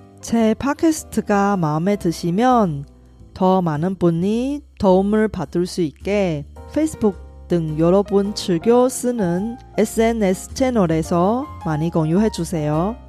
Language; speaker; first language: Korean; non-native, fluent; Chinese